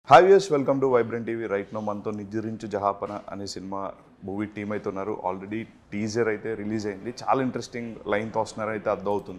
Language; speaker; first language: Telugu; native; Telugu